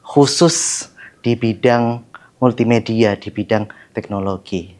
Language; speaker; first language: Indonesian; non-native, local second language; Javanese